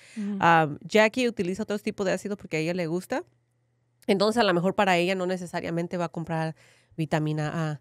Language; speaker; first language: Spanish; early bilingual, heritage; Spanish